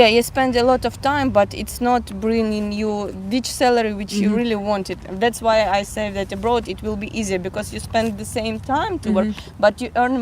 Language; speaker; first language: English; non-native, fluent; Russian